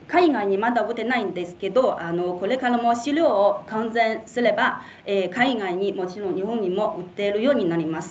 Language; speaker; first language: Japanese; non-native, fluent; Chinese